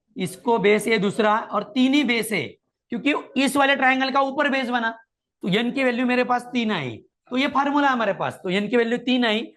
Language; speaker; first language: Hindi; non-native, local second language; Marathi